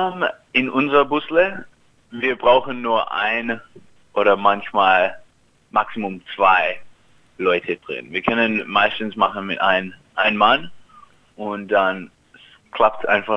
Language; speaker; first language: German; early bilingual, heritage; German